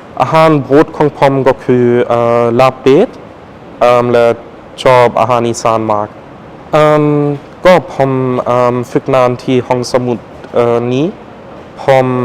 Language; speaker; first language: Thai; non-native, fluent; German